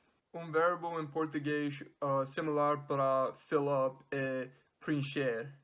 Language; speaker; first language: Portuguese; non-native, learner; English